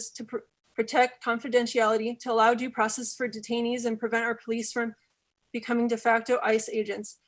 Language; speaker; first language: English; native; English